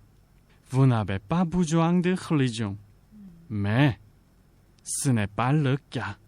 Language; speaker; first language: French; non-native, fluent; Korean